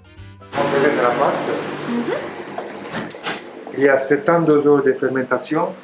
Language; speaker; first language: French; non-native, learner; Italian